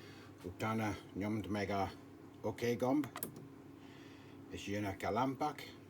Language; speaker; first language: Hungarian; non-native, learner; English